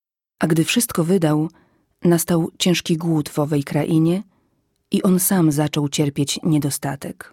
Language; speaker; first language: Polish; native; Polish